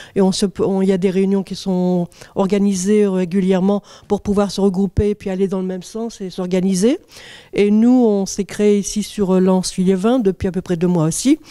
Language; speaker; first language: French; native; French